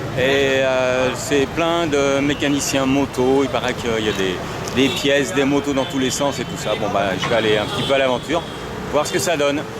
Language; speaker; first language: French; native; French